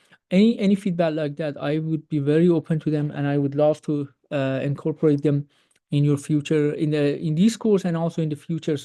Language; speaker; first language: English; non-native, fluent; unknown